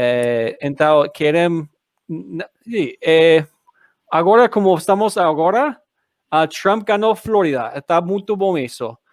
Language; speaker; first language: Portuguese; non-native, learner; English